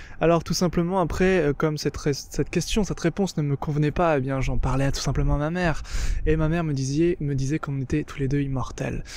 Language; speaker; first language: French; native; French